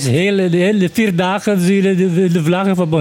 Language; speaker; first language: Dutch; non-native, learner; Papiamento